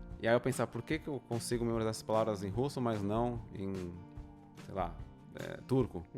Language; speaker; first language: Portuguese; native; Portuguese